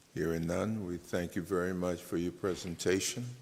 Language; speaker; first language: English; native; English